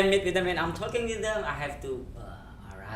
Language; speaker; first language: English; non-native, fluent; Indonesian